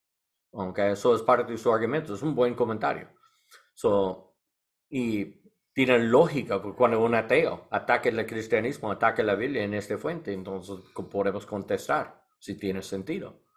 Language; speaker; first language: Spanish; non-native, learner; English